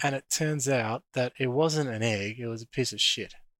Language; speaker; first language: English; native; English